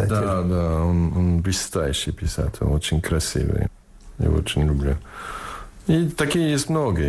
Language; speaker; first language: Russian; non-native, fluent; English